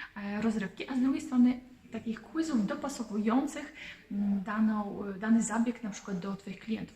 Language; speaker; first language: Polish; native; Polish